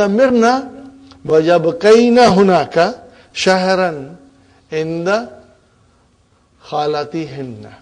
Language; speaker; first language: Arabic; non-native, fluent; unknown